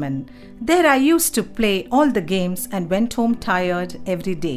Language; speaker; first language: English; non-native, local second language; Kannada